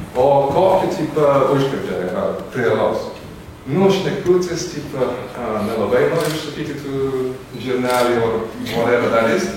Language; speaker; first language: Lithuanian; non-native, fluent; English